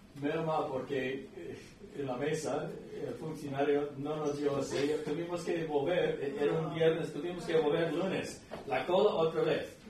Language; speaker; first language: Spanish; non-native, fluent; English